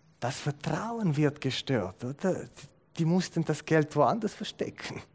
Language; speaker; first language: German; non-native, fluent; Romanian